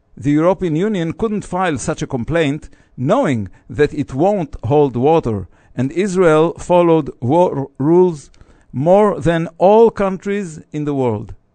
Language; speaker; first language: English; non-native, fluent; Hebrew